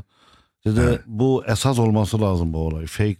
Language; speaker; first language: Turkish; non-native, fluent; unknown